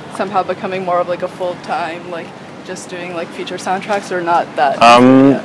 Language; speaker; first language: English; non-native, local second language; Cantonese